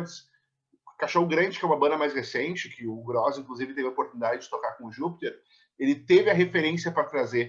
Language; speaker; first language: Portuguese; native; Portuguese